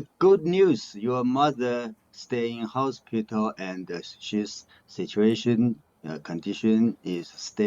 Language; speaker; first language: English; non-native, learner; Chinese